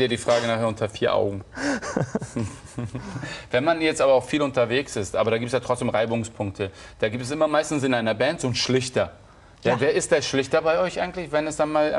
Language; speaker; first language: German; native; German